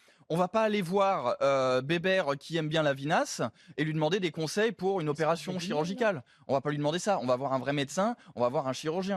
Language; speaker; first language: French; native; French